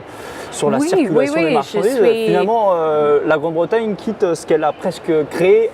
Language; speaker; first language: French; native; French